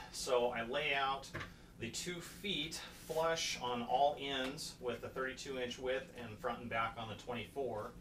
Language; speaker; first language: English; native; English